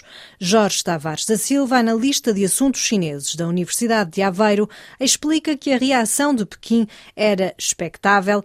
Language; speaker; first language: Portuguese; native; Portuguese